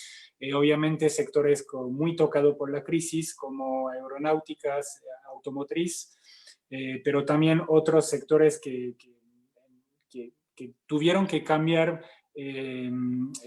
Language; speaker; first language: Spanish; non-native, fluent; French